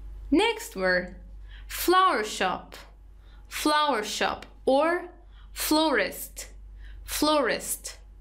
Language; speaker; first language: English; non-native, fluent; Persian